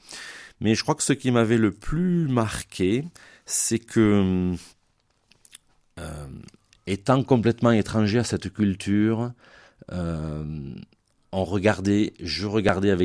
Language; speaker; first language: French; native; French